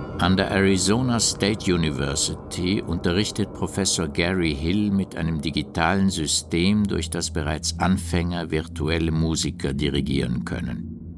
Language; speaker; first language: German; native; German